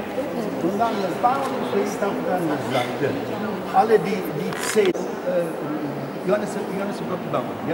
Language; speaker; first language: German; non-native, learner; Italian